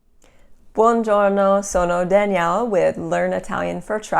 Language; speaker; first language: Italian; non-native, fluent; English